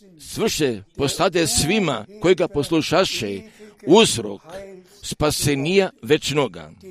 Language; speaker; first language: Croatian; early bilingual, heritage; Serbian